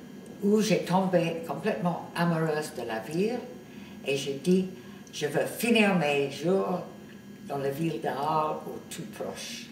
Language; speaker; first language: French; non-native, fluent; English